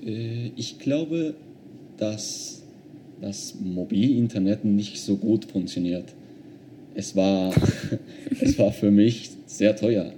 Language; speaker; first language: German; non-native, fluent; Spanish